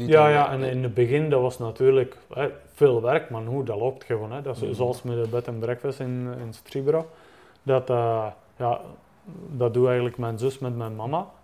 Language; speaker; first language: Dutch; non-native, fluent; Czech